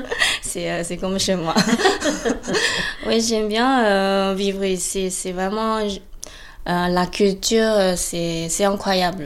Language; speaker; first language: French; non-native, fluent; Chinese